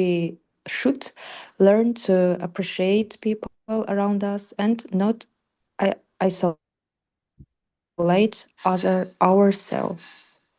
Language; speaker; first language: English; non-native, learner; Russian